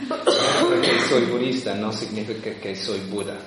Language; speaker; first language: Spanish; non-native, fluent; English